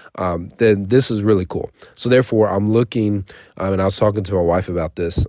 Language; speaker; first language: English; native; English